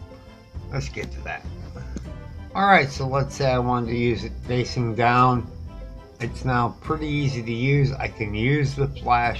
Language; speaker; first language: English; native; English